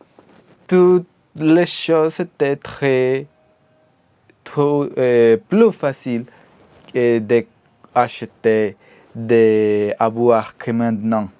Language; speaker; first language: French; non-native, learner; Spanish